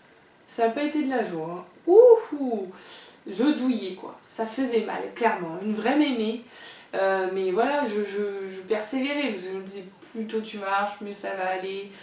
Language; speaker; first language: French; native; French